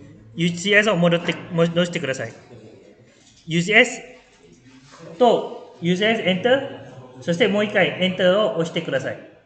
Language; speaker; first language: Japanese; non-native, fluent; Malay